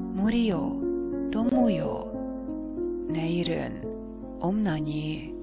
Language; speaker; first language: English; non-native, fluent; Hungarian